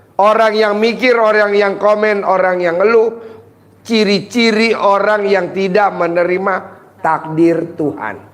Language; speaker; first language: Indonesian; native; Indonesian